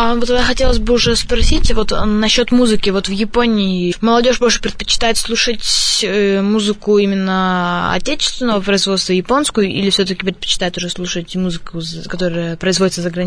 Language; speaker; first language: Russian; native; Russian